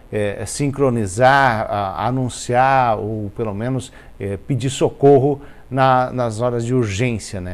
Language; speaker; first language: Portuguese; native; Portuguese